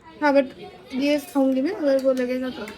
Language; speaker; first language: Hindi; non-native, local second language; Bangla